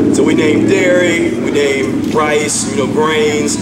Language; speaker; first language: English; native; English